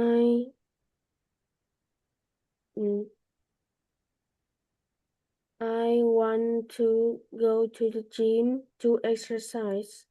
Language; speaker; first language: English; non-native, learner; Vietnamese